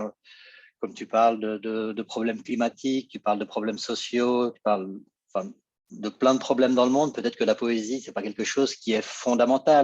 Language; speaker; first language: French; native; French